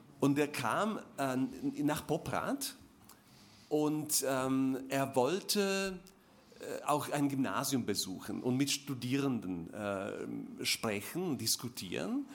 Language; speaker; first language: German; non-native, fluent; Slovak